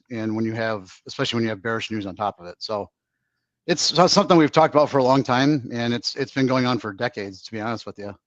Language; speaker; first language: English; native; English